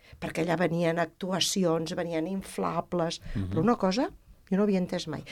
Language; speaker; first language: Catalan; native; Catalan